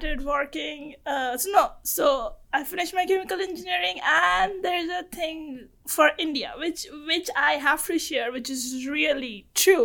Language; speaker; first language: English; non-native, local second language; Bangla